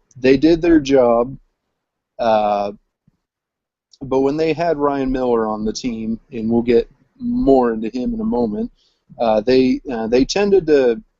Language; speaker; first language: English; native; English